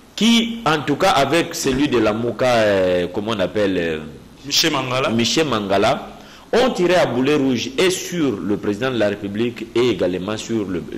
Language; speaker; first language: French; non-native, local second language; Luba-Lulua